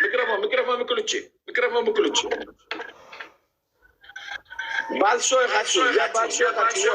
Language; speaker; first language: Russian; non-native, learner; Uzbek